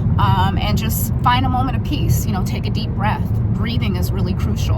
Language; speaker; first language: English; native; English